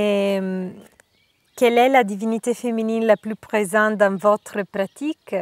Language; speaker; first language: French; non-native, learner; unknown